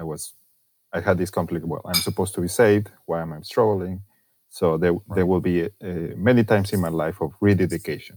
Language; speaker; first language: English; non-native, fluent; Spanish